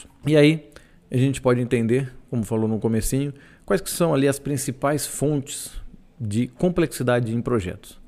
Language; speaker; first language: Portuguese; native; Portuguese